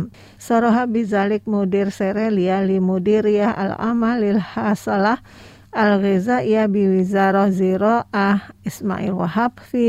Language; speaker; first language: Arabic; non-native, fluent; Indonesian